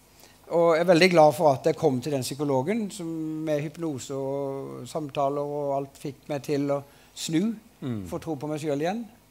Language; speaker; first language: Norwegian; native; Norwegian